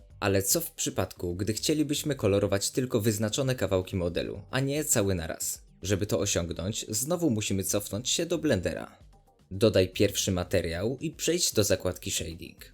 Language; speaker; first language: Polish; native; Polish